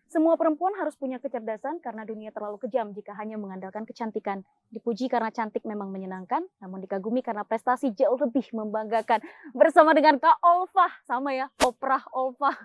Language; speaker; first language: Indonesian; native; Indonesian